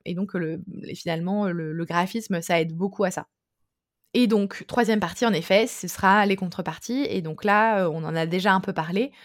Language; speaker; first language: French; native; French